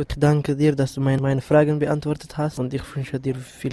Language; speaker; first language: German; non-native, learner; Tigrinya